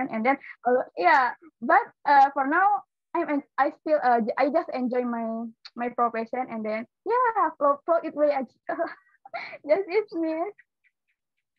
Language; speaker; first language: English; non-native, learner; Indonesian